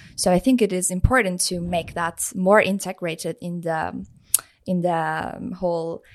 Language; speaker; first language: English; non-native, fluent; Persian